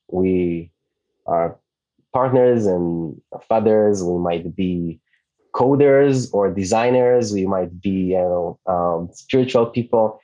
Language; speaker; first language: English; non-native, fluent; Hebrew